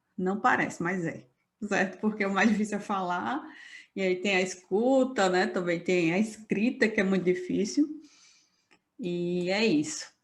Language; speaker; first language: Portuguese; native; Portuguese